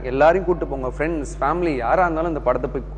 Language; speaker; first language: Tamil; native; Tamil